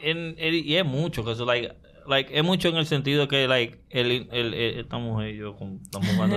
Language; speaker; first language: Spanish; native; Spanish